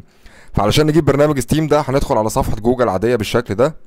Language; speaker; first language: Arabic; native; Arabic